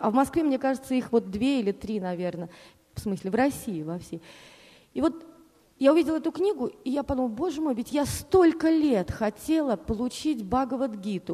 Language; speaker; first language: Russian; native; Russian